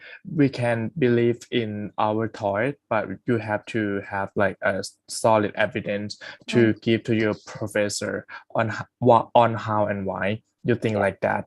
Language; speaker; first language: English; non-native, fluent; Thai